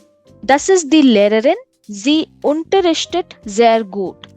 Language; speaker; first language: German; non-native, fluent; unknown